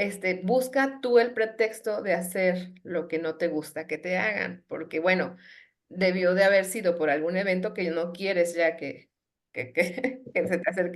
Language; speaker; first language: Spanish; native; Spanish